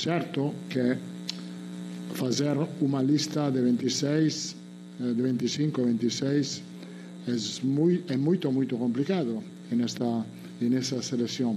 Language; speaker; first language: Spanish; non-native, fluent; Italian